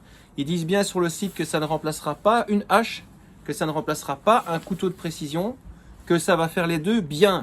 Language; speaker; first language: French; native; French